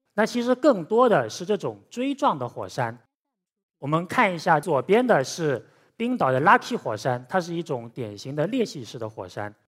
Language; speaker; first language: Chinese; native; Chinese